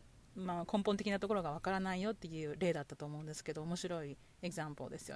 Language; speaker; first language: Japanese; native; Japanese